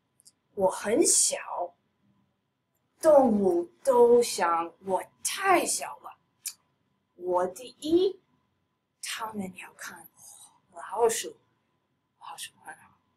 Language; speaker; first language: Chinese; non-native, fluent; English